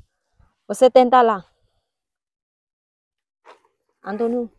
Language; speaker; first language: Portuguese; non-native, learner; Vietnamese